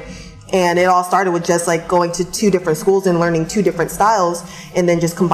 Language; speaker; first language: English; native; English